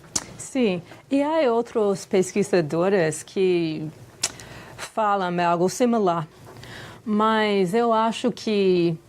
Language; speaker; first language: Portuguese; non-native, fluent; English